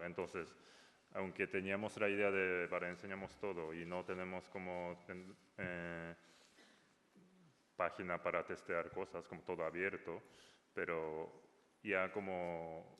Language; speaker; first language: Spanish; non-native, learner; Japanese